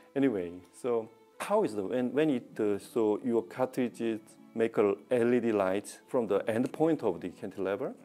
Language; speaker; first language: English; non-native, learner; Korean